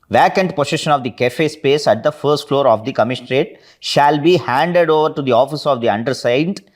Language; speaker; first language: English; non-native, local second language; Tamil